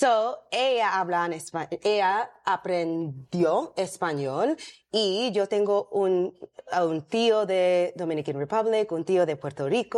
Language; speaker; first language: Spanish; non-native, learner; English